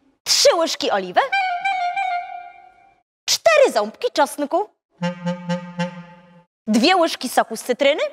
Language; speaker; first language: Polish; native; Polish